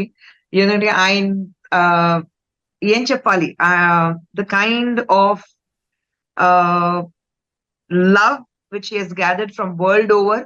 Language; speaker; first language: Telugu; non-native, fluent; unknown